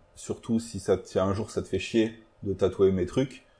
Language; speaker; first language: French; native; French